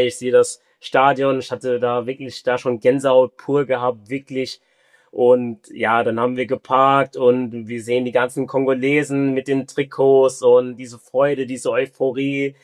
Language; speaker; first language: German; early bilingual, other home language; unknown